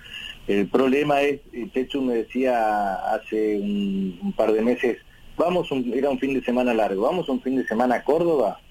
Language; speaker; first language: Spanish; native; Spanish